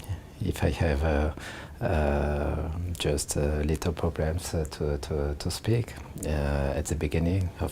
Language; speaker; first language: English; non-native, learner; French